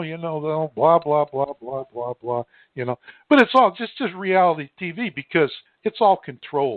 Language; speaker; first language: English; native; English